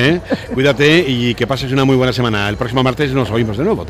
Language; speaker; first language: Spanish; native; Spanish